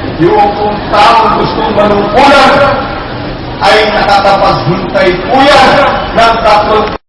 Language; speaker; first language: Filipino; native; Filipino